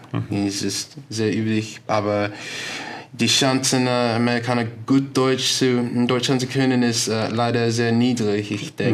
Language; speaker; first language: German; non-native, learner; English